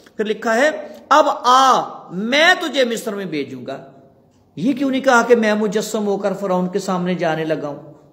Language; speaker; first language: Urdu; non-native, local second language; Punjabi